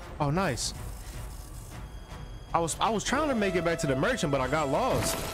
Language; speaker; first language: English; native; English